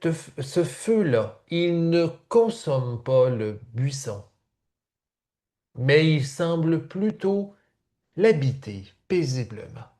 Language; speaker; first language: French; native; French